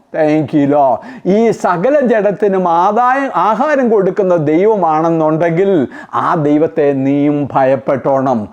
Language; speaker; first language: Malayalam; native; Malayalam